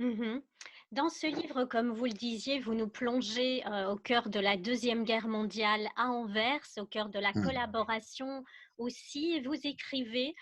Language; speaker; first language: French; native; French